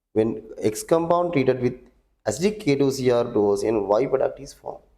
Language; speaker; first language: English; non-native, local second language; Sinhala